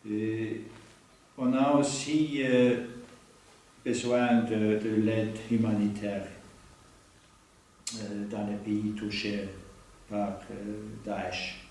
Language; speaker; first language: French; non-native, learner; Norwegian